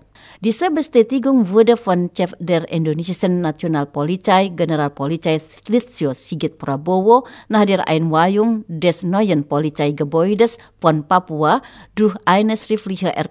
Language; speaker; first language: German; non-native, fluent; Indonesian